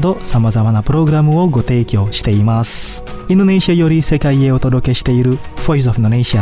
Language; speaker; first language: Japanese; non-native, fluent; Indonesian